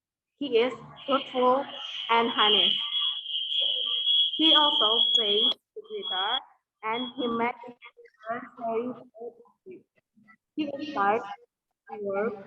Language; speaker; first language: English; non-native, learner; Indonesian